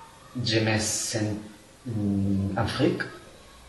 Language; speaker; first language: French; non-native, fluent; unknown